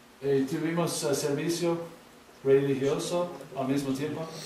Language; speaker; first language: Spanish; non-native, learner; English